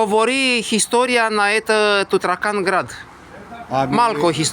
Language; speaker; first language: Bulgarian; non-native, learner; Romanian